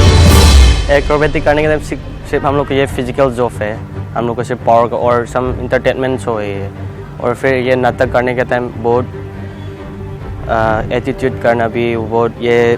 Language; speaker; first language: Hindi; non-native, local second language; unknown